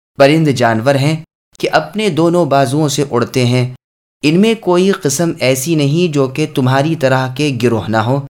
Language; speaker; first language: Urdu; native; Urdu